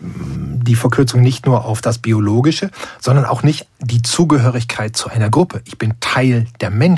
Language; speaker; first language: German; native; German